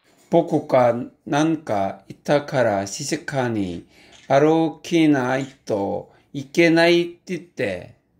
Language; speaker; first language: Japanese; non-native, learner; Korean